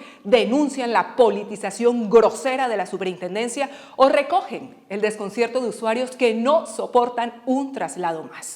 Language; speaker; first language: Spanish; native; Spanish